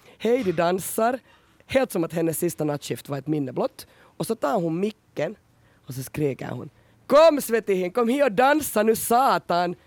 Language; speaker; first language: Swedish; native; Swedish